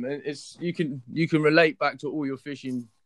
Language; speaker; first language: English; native; English